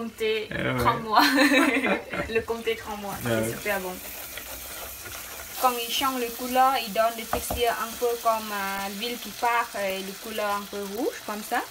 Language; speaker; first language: French; non-native, learner; Khmer